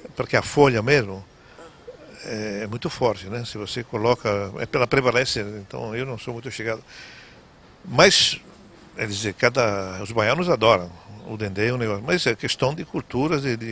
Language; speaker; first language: Portuguese; non-native, fluent; Italian